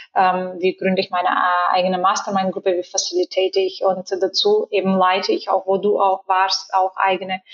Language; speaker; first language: German; non-native, fluent; Bulgarian